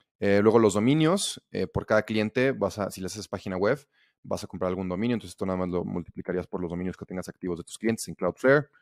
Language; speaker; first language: Spanish; native; Spanish